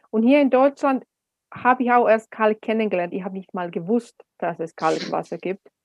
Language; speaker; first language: German; non-native, fluent; Finnish